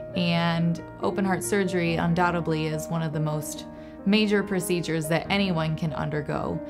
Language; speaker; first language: English; native; English